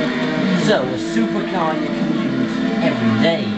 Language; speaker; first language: English; non-native, fluent; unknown